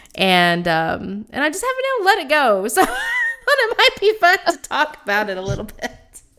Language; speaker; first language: English; native; English